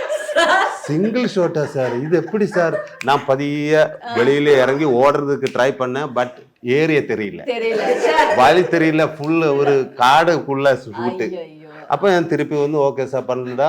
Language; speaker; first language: Tamil; non-native, learner; Malayalam